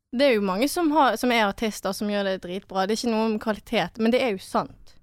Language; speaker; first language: Norwegian; early bilingual, other home language; French